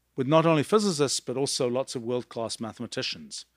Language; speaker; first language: English; native; English